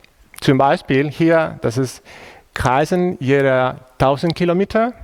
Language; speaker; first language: German; non-native, fluent; Spanish